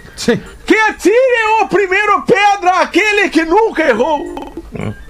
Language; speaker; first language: Portuguese; native; Portuguese